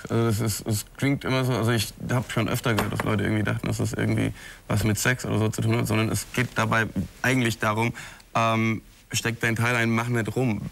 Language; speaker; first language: German; native; German